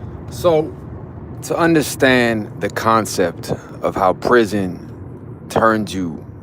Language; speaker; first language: English; native; English